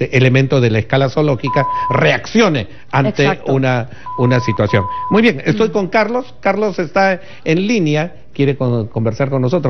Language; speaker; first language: Spanish; native; Spanish